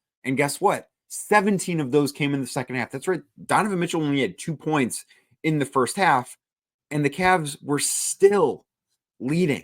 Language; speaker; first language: English; native; English